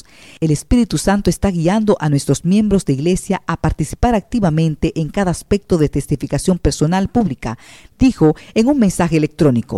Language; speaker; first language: Spanish; native; Spanish